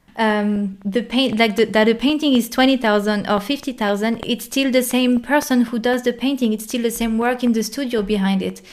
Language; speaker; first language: English; non-native, fluent; French